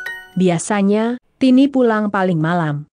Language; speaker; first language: Indonesian; non-native, learner; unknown